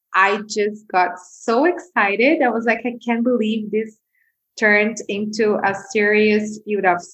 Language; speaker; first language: English; non-native, fluent; Portuguese